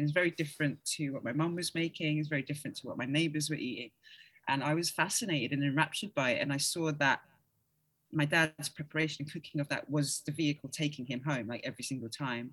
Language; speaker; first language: English; native; English